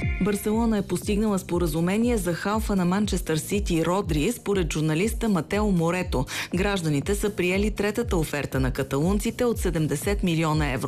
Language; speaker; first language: Bulgarian; native; Bulgarian